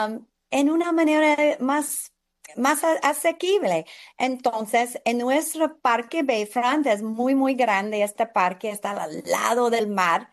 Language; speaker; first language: Spanish; non-native, fluent; English